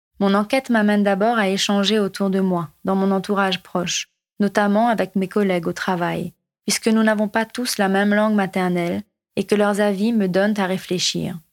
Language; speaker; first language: French; non-native, local second language; Morisyen